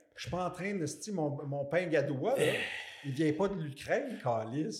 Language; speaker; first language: French; native; French